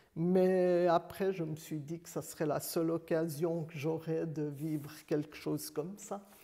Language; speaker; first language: French; native; French